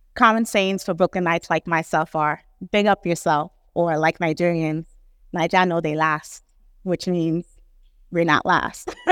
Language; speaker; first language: English; native; English